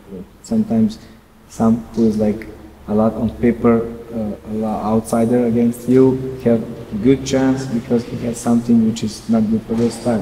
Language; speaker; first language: English; non-native, learner; Serbian